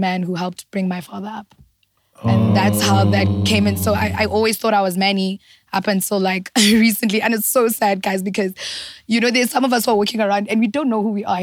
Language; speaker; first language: English; non-native, local second language; Zulu